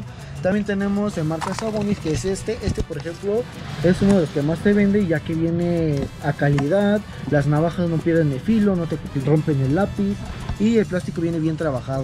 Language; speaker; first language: Spanish; native; Spanish